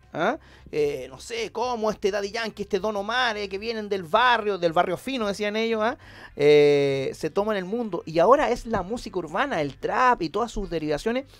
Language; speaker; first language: Spanish; native; Spanish